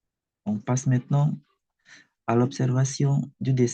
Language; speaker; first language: French; non-native, fluent; Indonesian